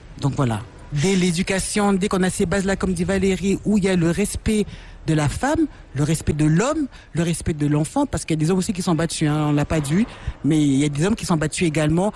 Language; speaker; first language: French; non-native, local second language; Lingala